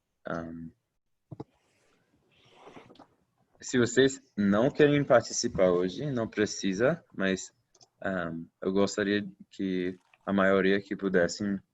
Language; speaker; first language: Portuguese; non-native, fluent; English